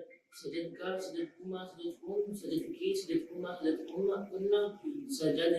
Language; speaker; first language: Arabic; non-native, learner; Urdu